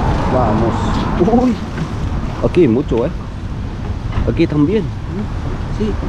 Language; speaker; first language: Spanish; non-native, learner; Filipino